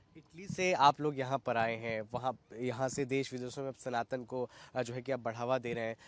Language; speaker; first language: Hindi; native; Hindi